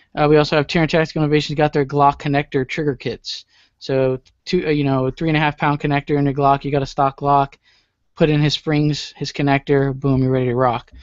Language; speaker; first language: English; native; English